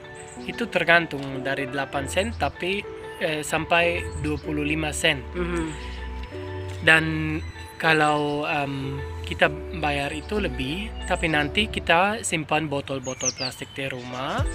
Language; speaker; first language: Indonesian; non-native, fluent; German